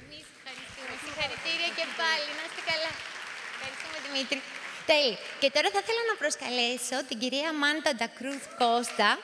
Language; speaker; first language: Greek; native; Greek